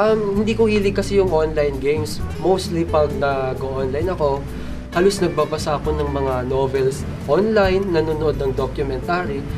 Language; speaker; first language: Filipino; non-native, local second language; Iloko